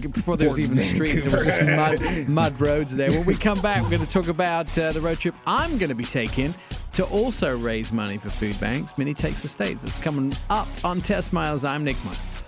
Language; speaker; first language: English; native; English